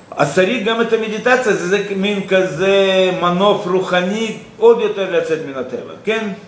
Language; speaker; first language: Hebrew; non-native, fluent; Russian